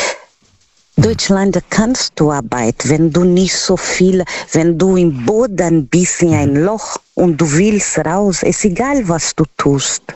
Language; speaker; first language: German; non-native, learner; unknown